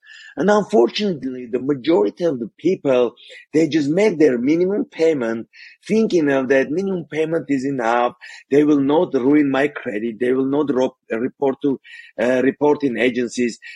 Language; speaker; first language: English; non-native, fluent; Armenian